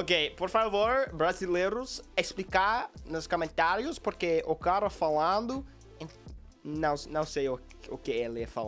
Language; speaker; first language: Portuguese; non-native, learner; English